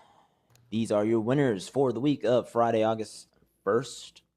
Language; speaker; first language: English; native; English